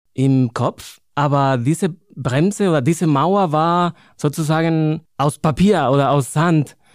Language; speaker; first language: German; non-native, fluent; Spanish